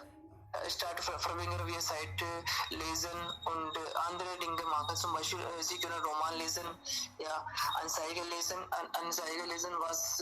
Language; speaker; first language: German; non-native, learner; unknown